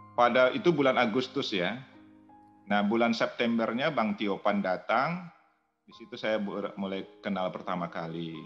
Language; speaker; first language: Indonesian; native; Indonesian